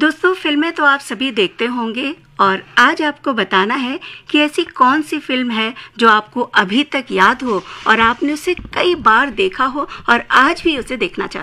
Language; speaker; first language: Hindi; native; Hindi